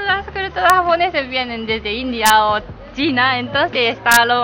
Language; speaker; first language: Spanish; non-native, learner; Japanese